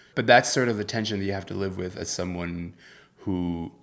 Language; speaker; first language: English; early bilingual, other home language; Arabic